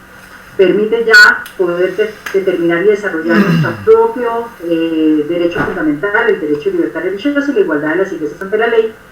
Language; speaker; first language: Spanish; native; Spanish